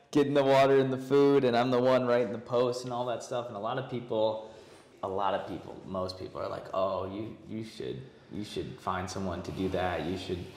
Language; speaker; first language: English; native; English